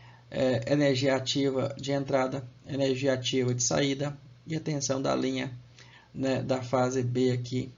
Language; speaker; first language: Portuguese; native; Portuguese